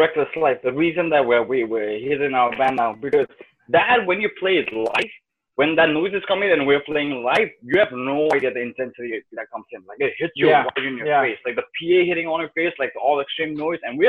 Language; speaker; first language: English; non-native, local second language; Nepali